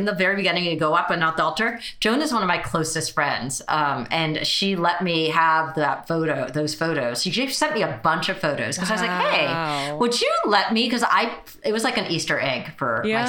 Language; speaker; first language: English; early bilingual, other home language; Chinese